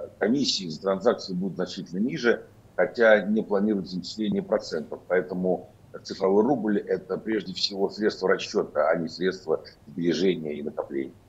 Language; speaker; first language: Russian; native; Russian